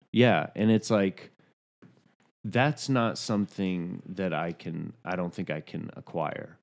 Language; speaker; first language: English; native; English